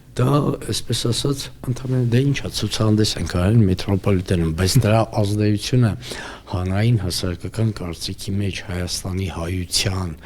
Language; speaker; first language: Armenian; native; Armenian